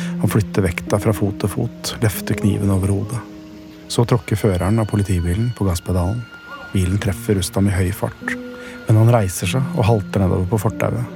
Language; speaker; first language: Norwegian; native; Norwegian